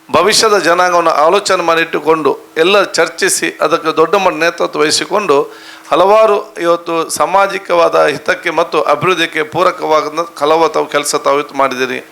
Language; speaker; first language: Kannada; non-native, local second language; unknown